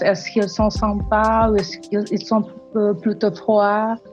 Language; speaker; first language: French; non-native, fluent; Indonesian